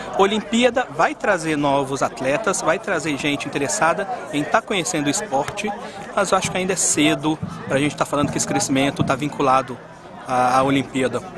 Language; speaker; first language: Portuguese; native; Portuguese